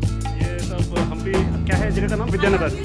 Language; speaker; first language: Hindi; native; Hindi